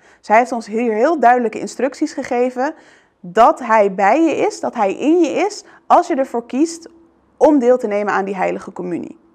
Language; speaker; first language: Dutch; early bilingual, other home language; Arabic